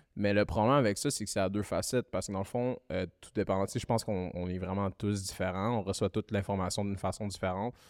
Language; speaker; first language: French; early bilingual, other home language; Malagasy